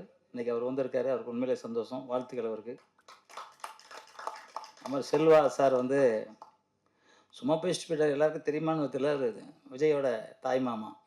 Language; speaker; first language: Tamil; native; Tamil